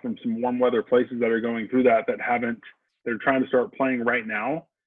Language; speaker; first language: English; native; English